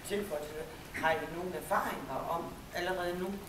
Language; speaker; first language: Danish; non-native, fluent; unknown